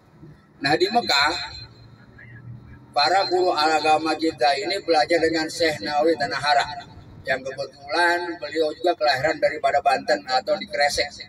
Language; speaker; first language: Indonesian; native; Indonesian